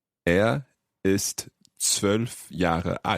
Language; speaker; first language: German; non-native, learner; English